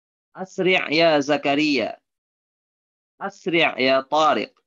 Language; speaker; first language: Arabic; non-native, fluent; Indonesian